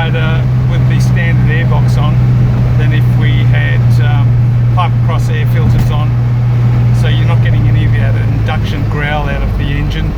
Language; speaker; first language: English; native; English